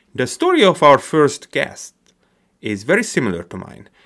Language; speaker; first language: English; non-native, fluent; Hungarian